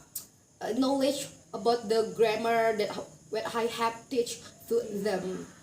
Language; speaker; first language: English; non-native, learner; Indonesian